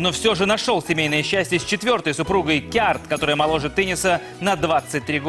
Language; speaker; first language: Russian; native; Russian